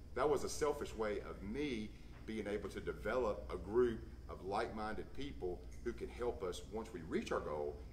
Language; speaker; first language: English; native; English